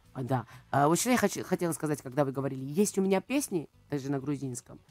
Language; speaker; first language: Russian; non-native, fluent; Georgian